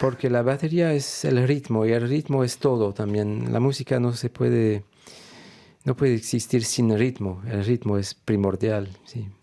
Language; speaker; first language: Spanish; non-native, fluent; French